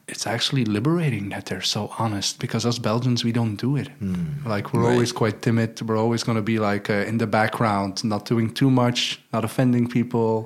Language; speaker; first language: English; non-native, fluent; Dutch